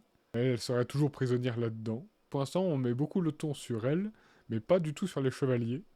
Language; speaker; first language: French; native; French